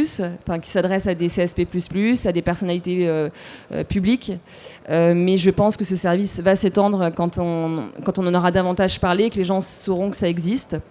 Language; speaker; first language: French; native; French